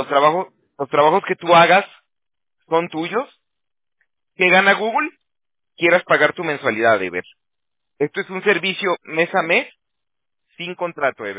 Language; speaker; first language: Spanish; native; Spanish